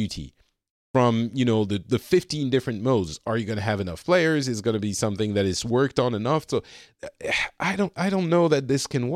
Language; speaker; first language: English; non-native, fluent; French